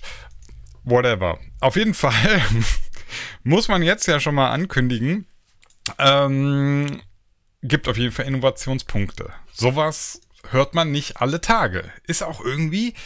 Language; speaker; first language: German; native; German